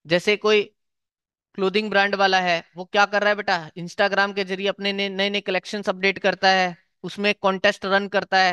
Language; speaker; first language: Hindi; native; Hindi